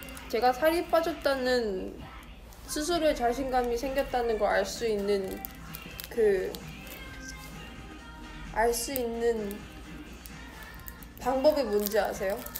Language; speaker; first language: Korean; early bilingual, heritage; Korean